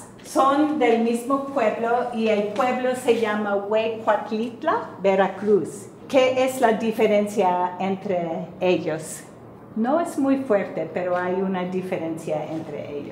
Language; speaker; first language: Spanish; non-native, fluent; English